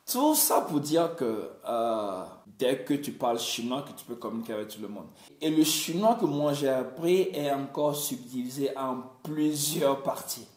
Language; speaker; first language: French; non-native, local second language; Ewe